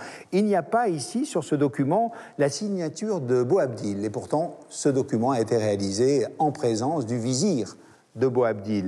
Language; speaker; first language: French; native; French